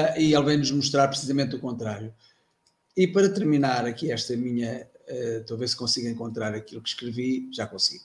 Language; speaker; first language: Portuguese; native; Portuguese